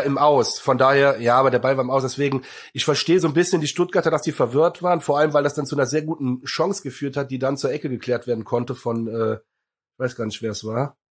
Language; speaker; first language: German; native; German